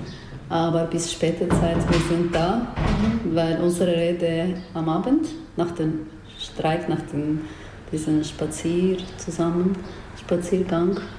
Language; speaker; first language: German; non-native, learner; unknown